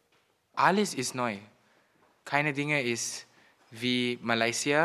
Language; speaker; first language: German; non-native, learner; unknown